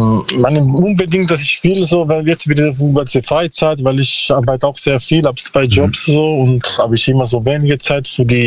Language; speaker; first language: German; non-native, learner; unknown